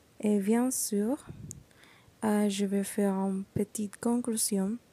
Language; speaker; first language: French; non-native, learner; Spanish